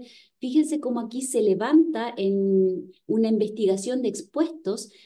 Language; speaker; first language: Spanish; native; Spanish